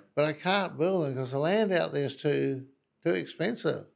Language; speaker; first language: English; native; English